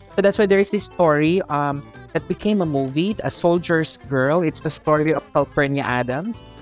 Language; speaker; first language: English; non-native, local second language; Filipino